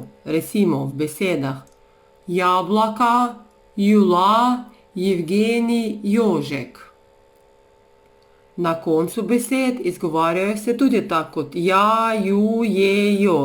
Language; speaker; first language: Slovenian; non-native, fluent; Russian